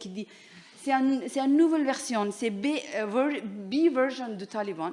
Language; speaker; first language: French; non-native, learner; Persian